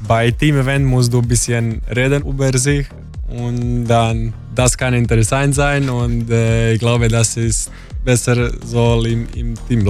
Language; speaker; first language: German; non-native, learner; Croatian